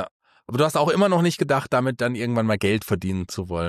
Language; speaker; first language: German; native; German